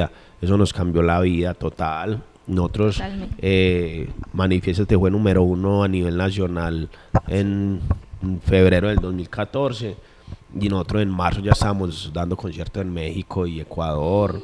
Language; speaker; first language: Spanish; native; Spanish